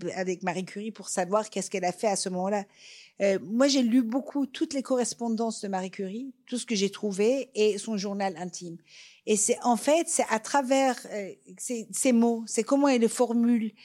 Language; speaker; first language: French; non-native, fluent; Persian